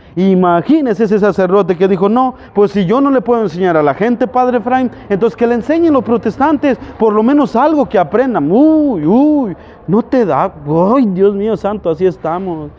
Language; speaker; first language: Spanish; native; Spanish